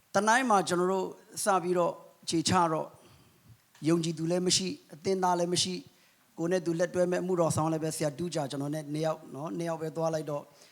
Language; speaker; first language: Burmese; non-native, local second language; Kachin